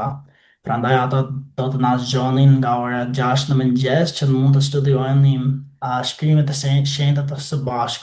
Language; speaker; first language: Albanian; non-native, fluent; English